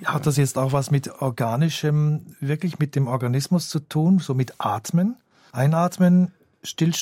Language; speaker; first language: German; native; German